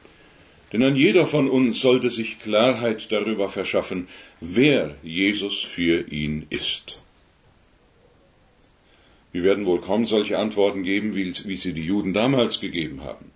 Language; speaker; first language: German; native; German